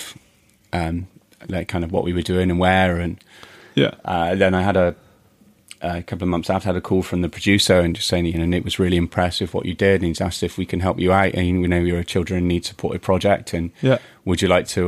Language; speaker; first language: English; native; English